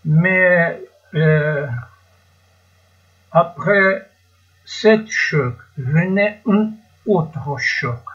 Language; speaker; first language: French; non-native, learner; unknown